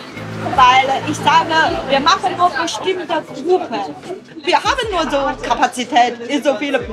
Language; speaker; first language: German; non-native, learner; Chinese